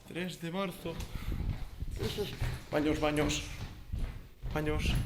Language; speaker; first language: Spanish; non-native, local second language; Catalan